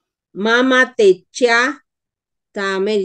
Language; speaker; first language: Chinese; non-native, learner; Spanish